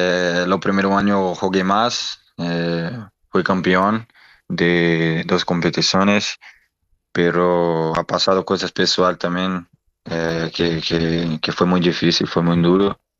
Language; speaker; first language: Spanish; non-native, learner; Portuguese